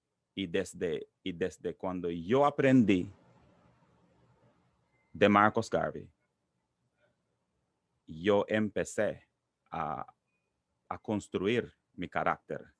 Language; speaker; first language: Spanish; non-native, local second language; English